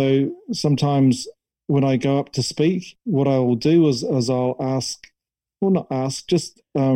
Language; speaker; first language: English; native; English